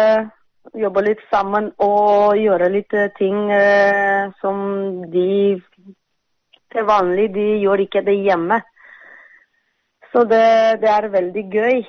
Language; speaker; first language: Norwegian; non-native, fluent; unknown